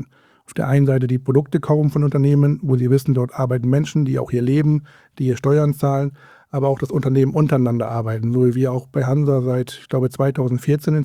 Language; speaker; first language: German; native; German